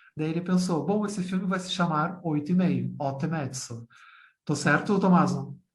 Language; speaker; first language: Portuguese; native; Portuguese